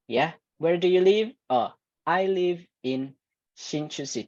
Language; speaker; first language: English; non-native, fluent; Indonesian